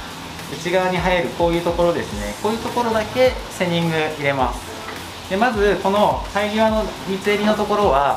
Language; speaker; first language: Japanese; native; Japanese